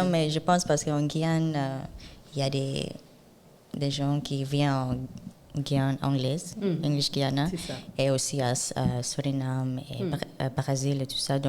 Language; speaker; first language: French; non-native, learner; Zulu